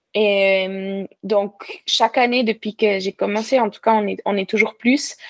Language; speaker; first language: French; native; French